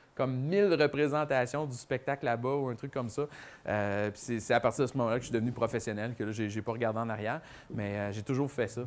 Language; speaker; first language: French; native; French